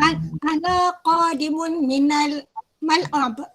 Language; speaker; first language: Arabic; non-native, learner; Malay